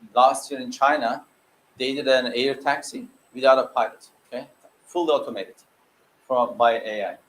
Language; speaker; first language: English; non-native, fluent; Turkish